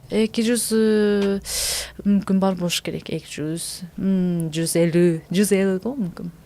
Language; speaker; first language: Kyrgyz; non-native, learner; Japanese